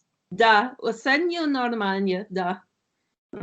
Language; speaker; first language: Russian; non-native, learner; German